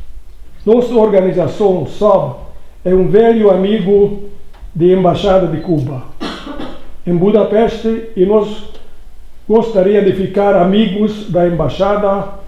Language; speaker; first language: Portuguese; non-native, learner; Hungarian